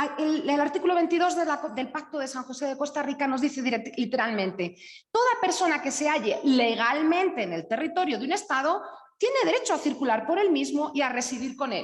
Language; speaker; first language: Spanish; native; Spanish